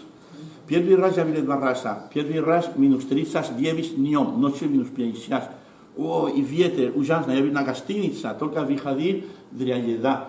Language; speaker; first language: Russian; non-native, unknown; Spanish